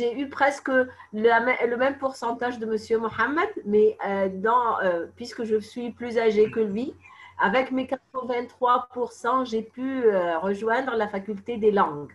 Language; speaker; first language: French; non-native, fluent; Arabic